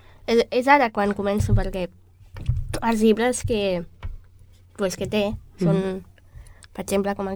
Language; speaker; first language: Catalan; non-native, local second language; Spanish